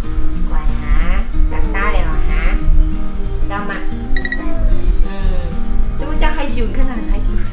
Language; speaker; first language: Chinese; native; Chinese